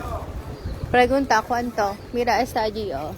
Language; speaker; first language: Spanish; non-native, learner; Filipino